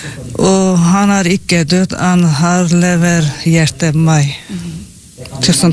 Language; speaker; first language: Norwegian; non-native, learner; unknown